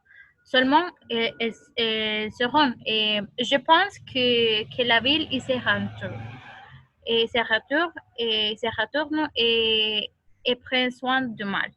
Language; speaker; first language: French; non-native, learner; Spanish